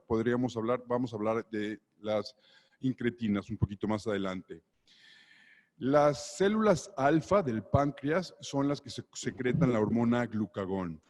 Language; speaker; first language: Spanish; native; Spanish